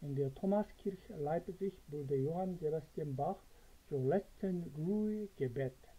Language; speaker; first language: German; non-native, fluent; Korean